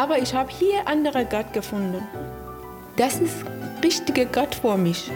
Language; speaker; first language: German; non-native, learner; Persian